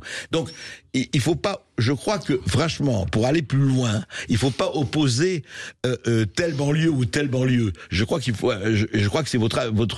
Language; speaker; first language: French; native; French